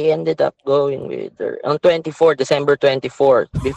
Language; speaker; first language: English; non-native, local second language; Filipino